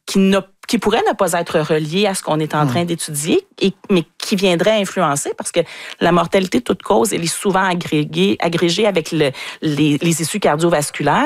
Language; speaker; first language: French; native; French